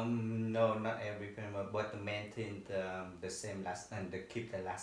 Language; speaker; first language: English; non-native, learner; Vietnamese